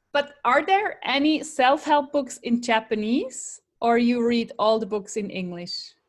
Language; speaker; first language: English; non-native, fluent; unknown